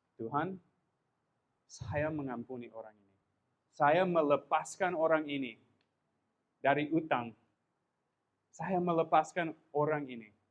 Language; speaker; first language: Indonesian; non-native, fluent; English